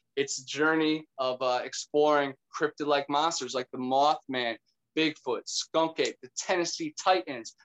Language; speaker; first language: English; native; English